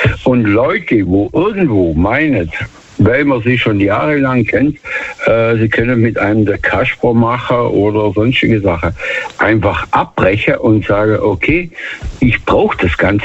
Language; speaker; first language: German; native; German